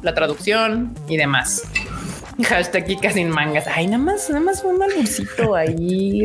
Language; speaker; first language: Spanish; native; Spanish